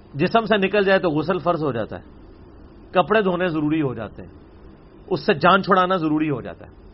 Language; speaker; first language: Urdu; non-native, local second language; Punjabi